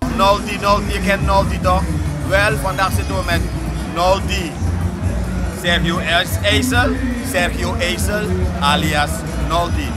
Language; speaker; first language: Dutch; native; Dutch